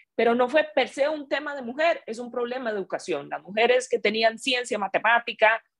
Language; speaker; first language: Spanish; native; Spanish